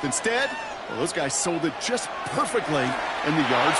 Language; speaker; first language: English; native; English